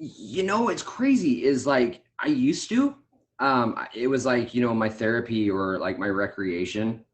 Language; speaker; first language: English; native; English